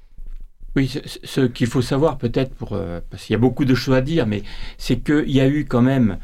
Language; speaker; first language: French; native; French